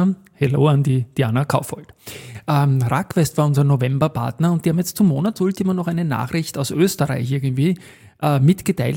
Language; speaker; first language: German; native; German